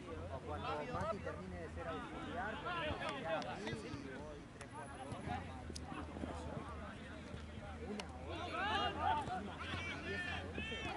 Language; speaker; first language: Spanish; native; Spanish